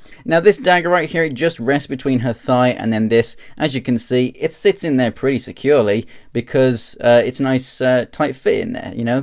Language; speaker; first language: English; native; English